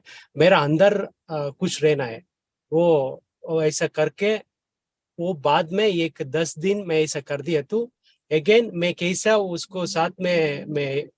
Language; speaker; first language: Hindi; non-native, learner; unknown